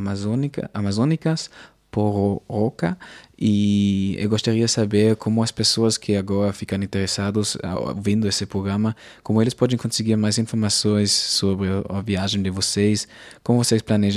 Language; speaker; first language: Spanish; non-native, fluent; German